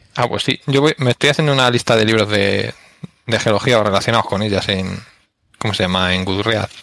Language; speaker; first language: Spanish; native; Spanish